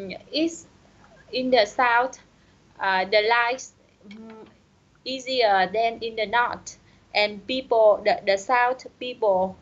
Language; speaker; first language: English; non-native, learner; Vietnamese